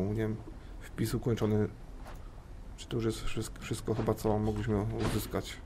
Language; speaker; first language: Polish; native; Polish